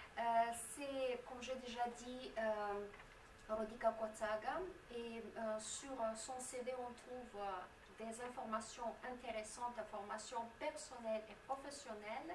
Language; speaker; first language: French; non-native, fluent; Romanian